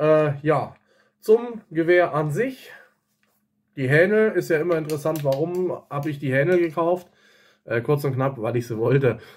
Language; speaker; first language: German; native; German